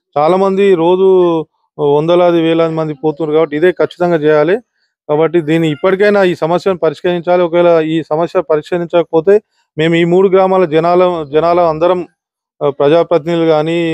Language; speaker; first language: Telugu; native; Telugu